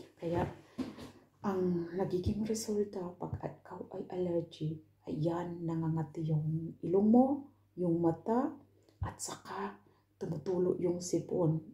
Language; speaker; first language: Filipino; non-native, local second language; Cebuano